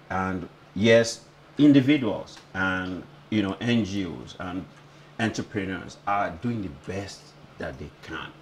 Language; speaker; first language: English; non-native, local second language; Yoruba